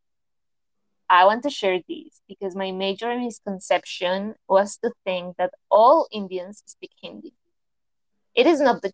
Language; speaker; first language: English; non-native, fluent; Spanish